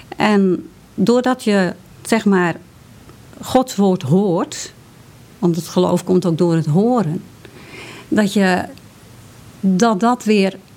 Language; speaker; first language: Dutch; native; Dutch